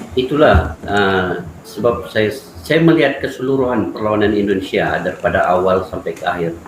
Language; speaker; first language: Malay; native; Malay